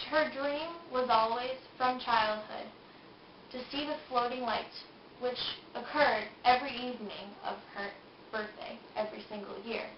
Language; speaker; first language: English; native; English